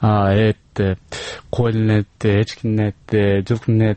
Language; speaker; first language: Kyrgyz; non-native, learner; English